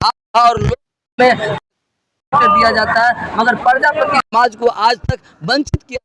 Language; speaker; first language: Hindi; native; Hindi